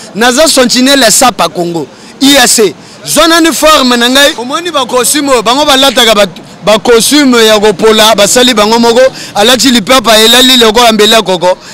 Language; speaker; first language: Lingala; native; Lingala